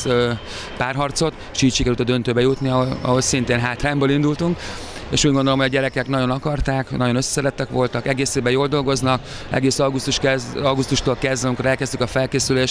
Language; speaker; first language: Hungarian; native; Hungarian